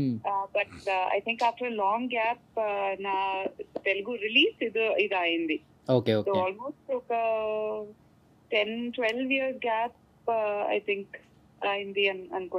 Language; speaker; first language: Telugu; non-native, fluent; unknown